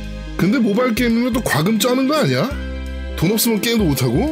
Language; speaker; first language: Korean; native; Korean